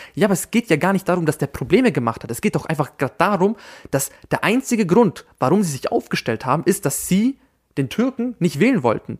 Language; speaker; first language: German; early bilingual, other home language; Albanian